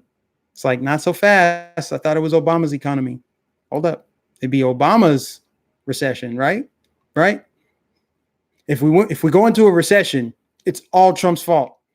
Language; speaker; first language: English; native; English